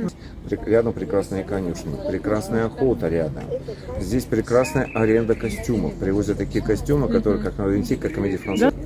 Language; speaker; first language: Russian; native; Russian